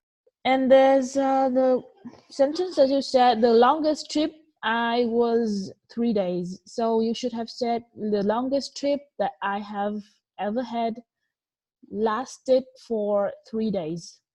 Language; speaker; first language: English; non-native, fluent; Vietnamese